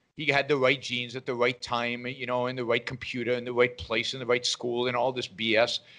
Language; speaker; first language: English; non-native, fluent; Hebrew